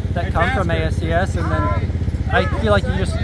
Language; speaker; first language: English; native; English